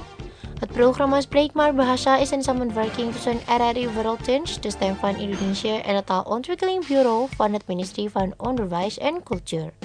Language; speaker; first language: Dutch; non-native, learner; Indonesian